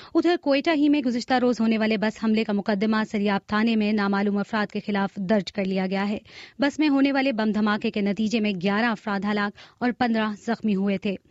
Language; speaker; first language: Urdu; native; Urdu